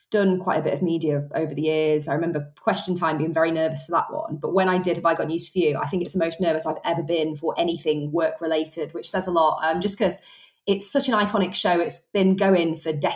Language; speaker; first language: English; native; English